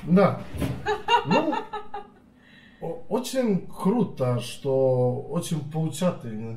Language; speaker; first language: Russian; non-native, learner; Serbian